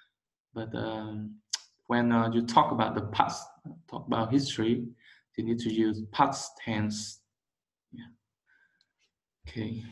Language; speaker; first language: English; non-native, learner; Vietnamese